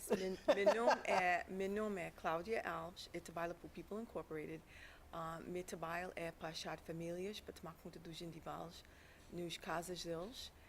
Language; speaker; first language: Portuguese; early bilingual, heritage; English